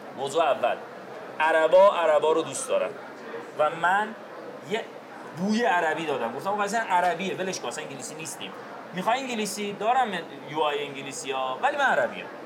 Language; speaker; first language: Persian; non-native, local second language; Azerbaijani